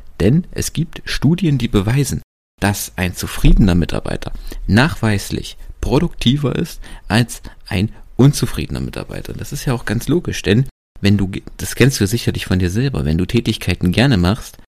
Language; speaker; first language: German; native; German